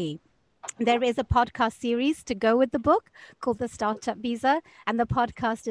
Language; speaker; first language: English; native; English